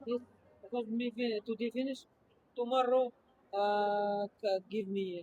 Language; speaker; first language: English; non-native, learner; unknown